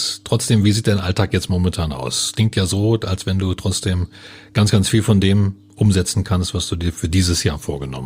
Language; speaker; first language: German; native; German